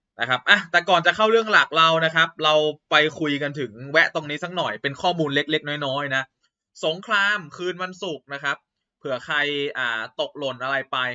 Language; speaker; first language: Thai; native; Thai